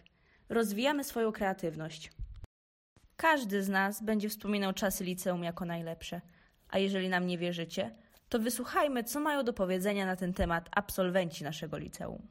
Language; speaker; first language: Polish; native; Polish